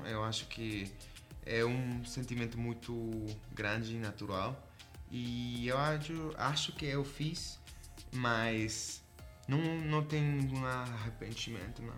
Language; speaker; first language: Portuguese; non-native, fluent; Spanish